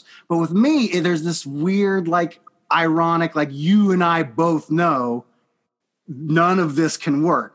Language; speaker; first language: English; native; English